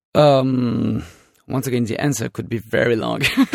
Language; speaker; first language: English; non-native, fluent; French